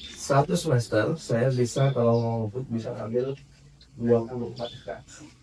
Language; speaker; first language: Indonesian; native; Indonesian